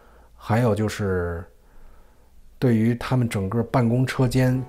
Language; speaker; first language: Chinese; native; Chinese